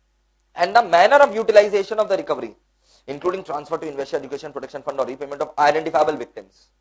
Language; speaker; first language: English; non-native, local second language; Hindi